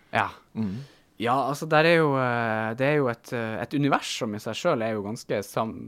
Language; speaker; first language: Norwegian; native; Norwegian